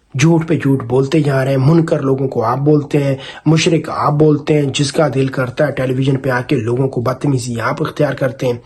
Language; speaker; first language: Urdu; non-native, local second language; Punjabi